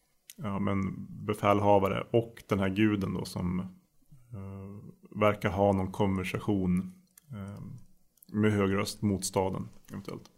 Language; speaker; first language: Swedish; native; Swedish